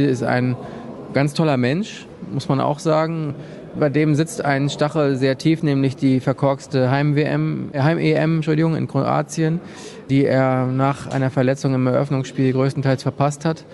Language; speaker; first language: German; native; German